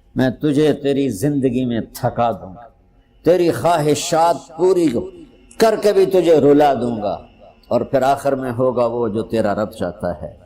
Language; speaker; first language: Urdu; non-native, local second language; Punjabi